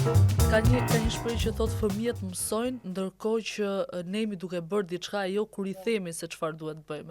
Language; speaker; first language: Albanian; native; Albanian